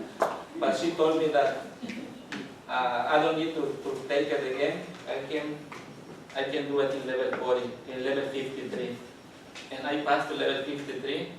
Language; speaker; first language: English; non-native, learner; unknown